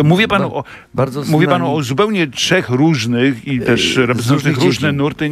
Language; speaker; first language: Polish; native; Polish